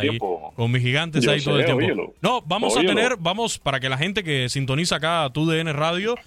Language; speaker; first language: Spanish; native; Spanish